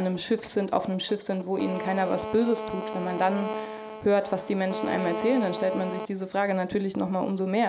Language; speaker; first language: German; native; German